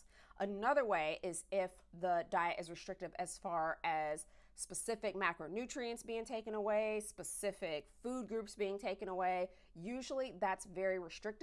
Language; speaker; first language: English; native; English